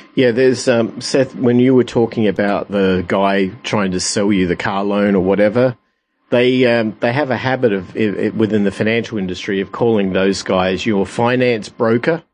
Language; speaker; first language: English; native; English